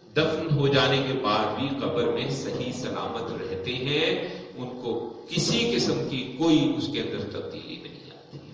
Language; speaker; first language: Urdu; non-native, local second language; Punjabi